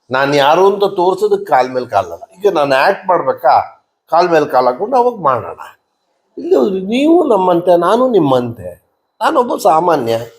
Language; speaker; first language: Kannada; native; Kannada